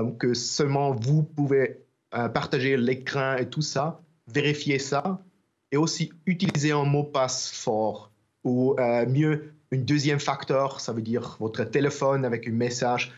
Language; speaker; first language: French; non-native, learner; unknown